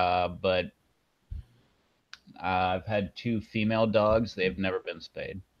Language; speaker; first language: English; native; English